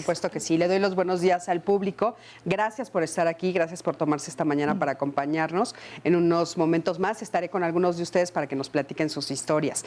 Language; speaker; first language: Spanish; native; Spanish